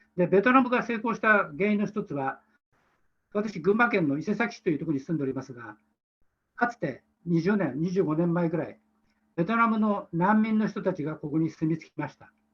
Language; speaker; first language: Japanese; native; Japanese